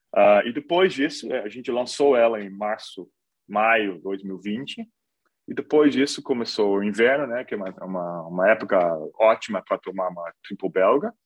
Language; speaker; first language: Portuguese; non-native, fluent; Dutch